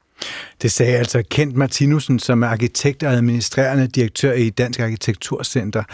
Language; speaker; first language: Danish; native; Danish